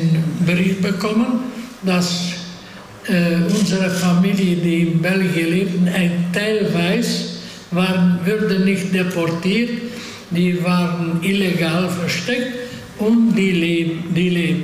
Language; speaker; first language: German; non-native, fluent; Hungarian